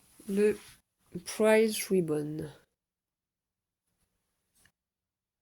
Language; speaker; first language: French; native; French